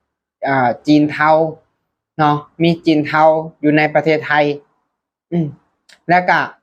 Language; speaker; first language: Thai; non-native, local second language; Lao